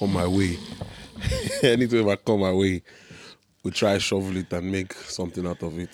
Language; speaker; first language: English; non-native, local second language; Igbo